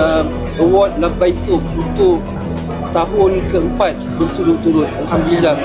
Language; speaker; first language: Malay; native; Malay